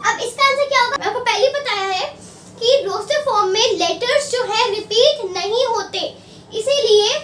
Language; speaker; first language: Hindi; native; Hindi